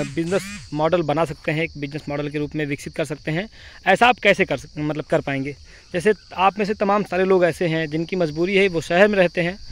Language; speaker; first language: Hindi; native; Hindi